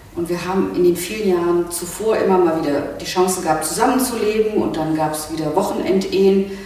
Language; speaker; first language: German; native; German